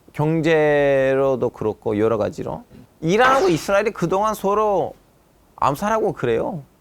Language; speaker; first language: Korean; non-native, fluent; Turkish